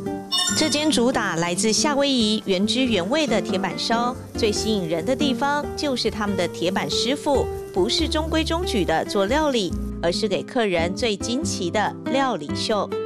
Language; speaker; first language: Chinese; native; Chinese